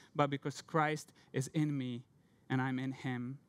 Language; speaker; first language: English; non-native, fluent; Hungarian